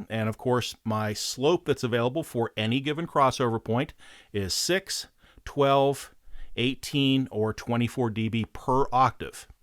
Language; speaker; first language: English; native; English